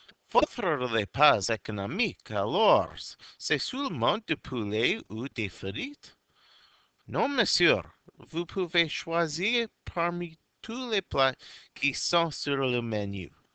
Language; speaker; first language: French; non-native, fluent; English